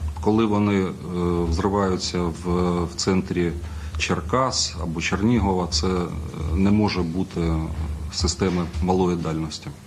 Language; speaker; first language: Ukrainian; native; Ukrainian